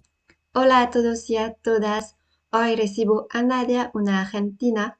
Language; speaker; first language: Spanish; non-native, learner; French